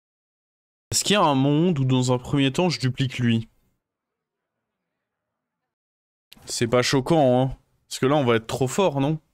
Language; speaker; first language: French; native; French